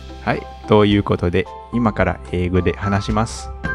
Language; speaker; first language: Japanese; non-native, fluent; English